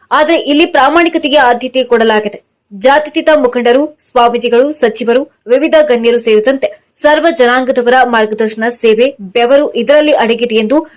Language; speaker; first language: Kannada; native; Kannada